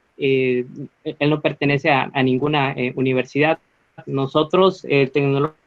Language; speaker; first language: Spanish; native; Spanish